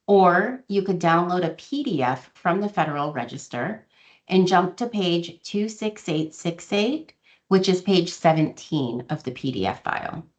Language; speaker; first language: English; native; English